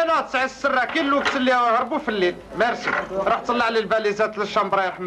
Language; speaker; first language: Arabic; native; Arabic